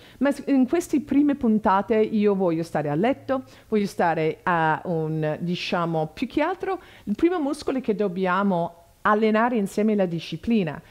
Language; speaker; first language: Italian; non-native, fluent; English